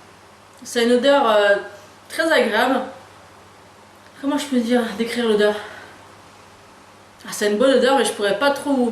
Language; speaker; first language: French; native; French